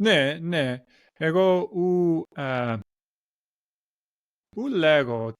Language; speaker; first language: Greek; non-native, learner; English